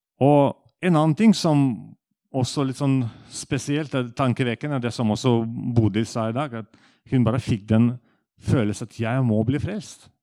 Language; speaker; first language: Norwegian; non-native, fluent; Russian